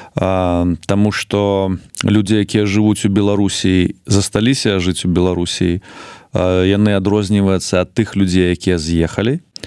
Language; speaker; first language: Belarusian; non-native, local second language; Russian